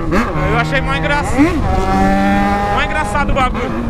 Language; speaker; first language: Portuguese; native; Portuguese